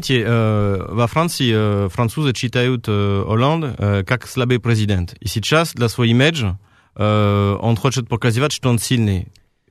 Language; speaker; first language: Russian; non-native, fluent; French